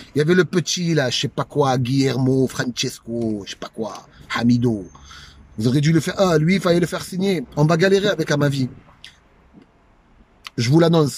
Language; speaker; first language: French; native; French